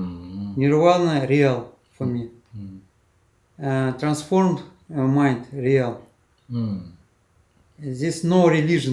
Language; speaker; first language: English; non-native, learner; Russian